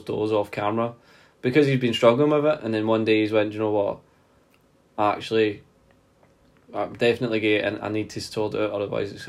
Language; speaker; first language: English; native; English